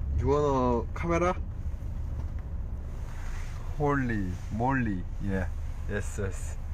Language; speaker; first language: English; non-native, learner; Korean